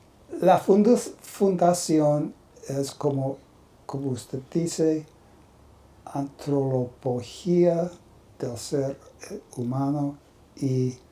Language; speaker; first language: Spanish; non-native, learner; English